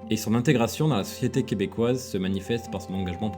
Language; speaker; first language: French; native; French